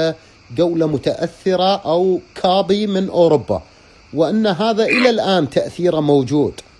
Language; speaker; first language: Arabic; native; Arabic